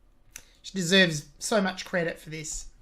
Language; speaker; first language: English; native; English